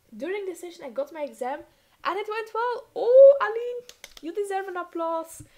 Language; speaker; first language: English; non-native, fluent; Dutch